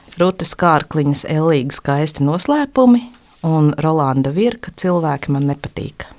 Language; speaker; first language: Latvian; native; Latvian